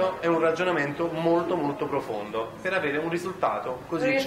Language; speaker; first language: Italian; native; Italian